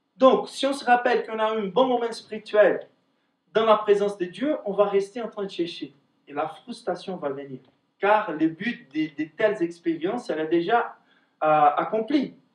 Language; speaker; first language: French; non-native, fluent; Portuguese